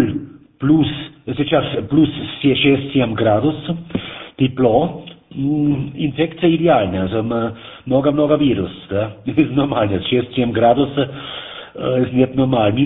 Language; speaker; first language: Russian; non-native, learner; German